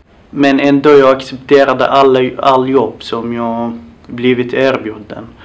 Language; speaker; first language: Swedish; non-native, fluent; Arabic